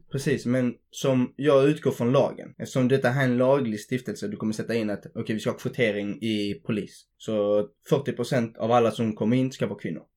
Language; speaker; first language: Swedish; early bilingual, other home language; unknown